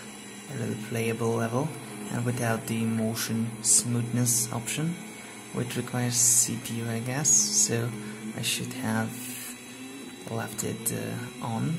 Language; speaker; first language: English; non-native, fluent; Hungarian